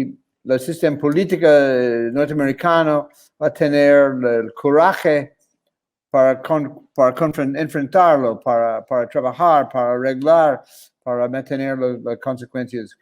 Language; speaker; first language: Spanish; non-native, fluent; English